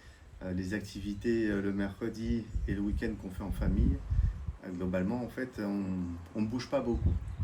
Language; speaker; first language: French; native; French